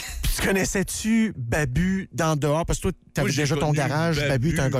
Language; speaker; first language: French; native; French